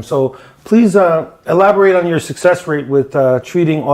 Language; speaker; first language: English; native; English